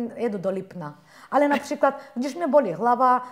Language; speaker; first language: Czech; non-native, fluent; Bulgarian